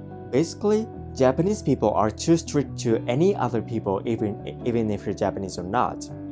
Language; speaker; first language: English; non-native, fluent; Japanese